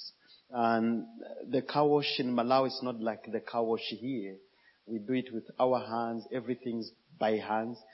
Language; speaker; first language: English; non-native, fluent; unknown